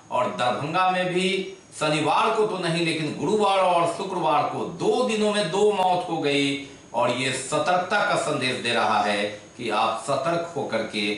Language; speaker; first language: Hindi; native; Hindi